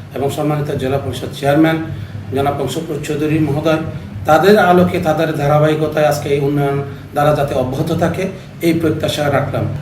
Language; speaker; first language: Bangla; non-native, local second language; Chakma